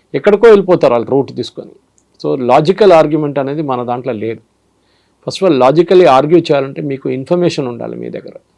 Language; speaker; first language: Telugu; non-native, fluent; Malayalam